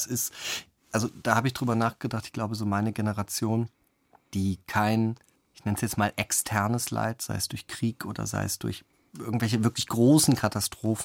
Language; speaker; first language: German; native; German